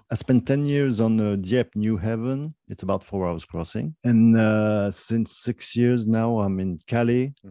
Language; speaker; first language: English; non-native, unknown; French